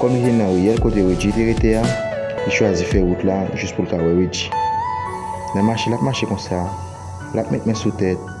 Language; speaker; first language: French; non-native, learner; Haitian Creole